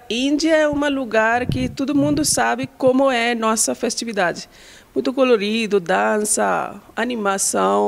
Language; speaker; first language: Portuguese; non-native, learner; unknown